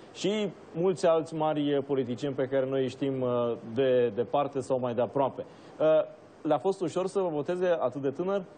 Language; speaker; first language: Romanian; native; Romanian